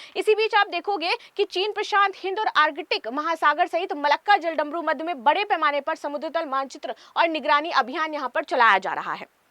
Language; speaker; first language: Hindi; native; Hindi